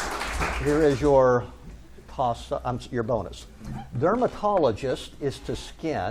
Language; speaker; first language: English; native; English